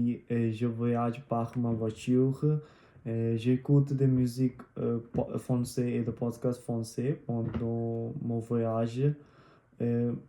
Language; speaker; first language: French; non-native, learner; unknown